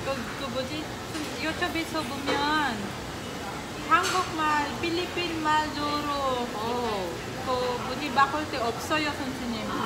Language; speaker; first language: Korean; non-native, learner; Filipino